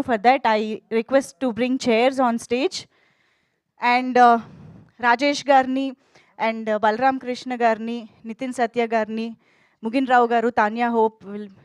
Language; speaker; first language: Telugu; native; Telugu